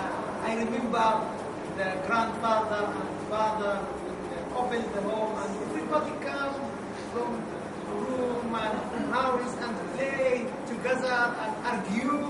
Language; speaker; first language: English; non-native, learner; Arabic